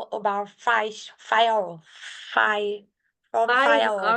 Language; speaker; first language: English; non-native, learner; Vietnamese